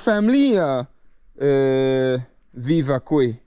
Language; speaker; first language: Italian; non-native, learner; English